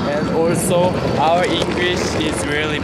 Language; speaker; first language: English; non-native, learner; Korean